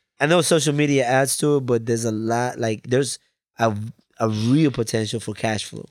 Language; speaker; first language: English; early bilingual, other home language; Spanish